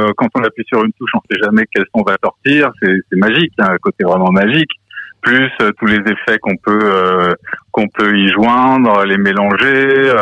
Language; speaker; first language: French; early bilingual, other home language; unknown